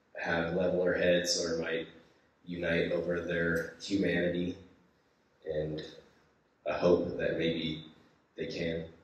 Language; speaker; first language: English; native; English